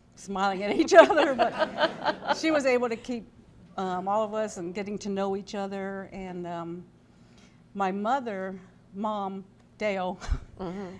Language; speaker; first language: English; native; English